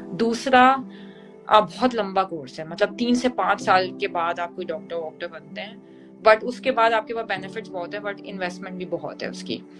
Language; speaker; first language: Urdu; native; Urdu